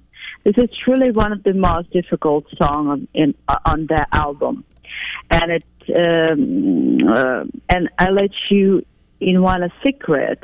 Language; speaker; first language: English; non-native, fluent; Ukrainian